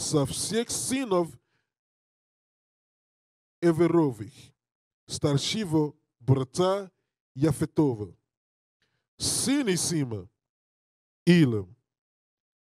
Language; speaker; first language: Russian; non-native, learner; English